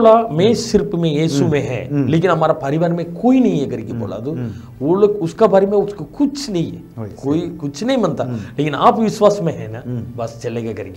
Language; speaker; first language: Hindi; non-native, local second language; Tamil